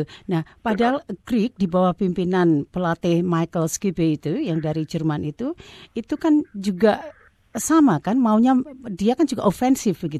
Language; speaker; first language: Indonesian; native; Indonesian